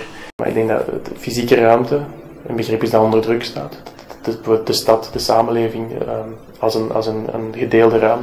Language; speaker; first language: Dutch; native; Dutch